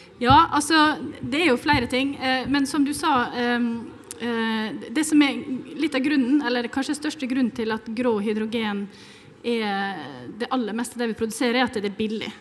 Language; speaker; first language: Norwegian; native; Norwegian